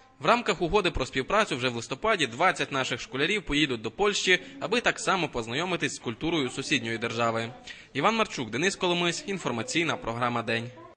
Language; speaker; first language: Ukrainian; native; Ukrainian